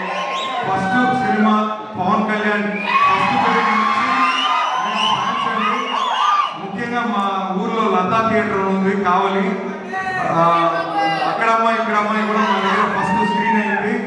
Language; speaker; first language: Telugu; native; Telugu